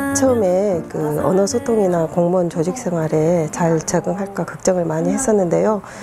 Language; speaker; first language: Korean; non-native, fluent; Khmer